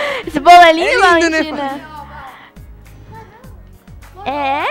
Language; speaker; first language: Portuguese; native; Portuguese